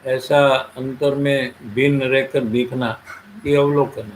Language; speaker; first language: Hindi; non-native, local second language; Gujarati